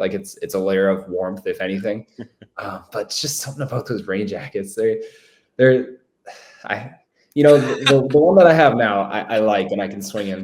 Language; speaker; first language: English; native; English